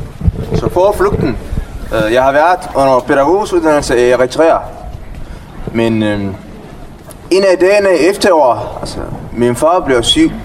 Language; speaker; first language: Danish; non-native, learner; Tigrinya